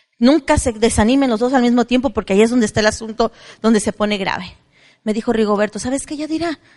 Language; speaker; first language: Spanish; native; Spanish